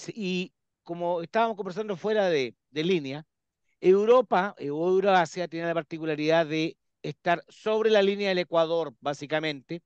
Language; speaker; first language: Spanish; native; Spanish